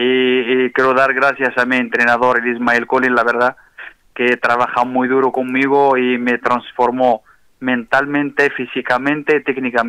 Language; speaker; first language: Spanish; non-native, fluent; Arabic